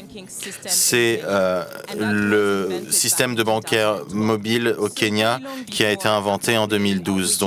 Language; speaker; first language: French; native; French